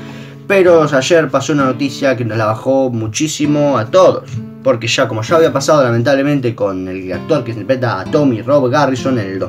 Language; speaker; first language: Spanish; native; Spanish